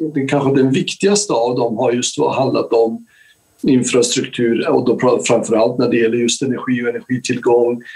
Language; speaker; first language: Swedish; early bilingual, other home language; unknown